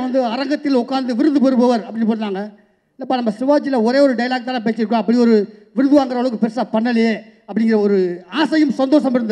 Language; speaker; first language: Tamil; native; Tamil